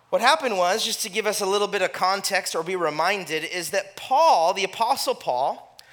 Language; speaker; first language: English; native; English